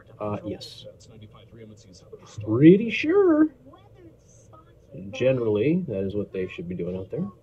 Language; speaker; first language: English; native; English